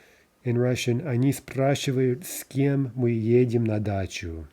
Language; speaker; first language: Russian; non-native, fluent; English